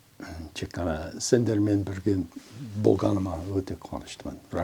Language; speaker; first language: Kazakh; non-native, learner; English